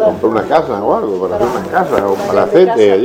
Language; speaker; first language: Spanish; native; Spanish